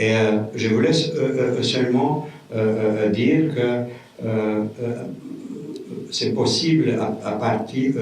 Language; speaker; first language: French; non-native, fluent; Romanian